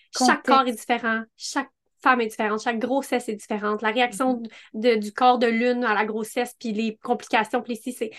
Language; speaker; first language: French; native; French